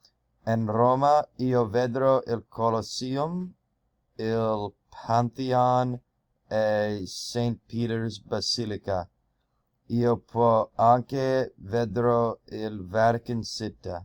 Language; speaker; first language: Italian; non-native, learner; English